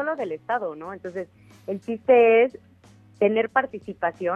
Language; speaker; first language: Spanish; native; Spanish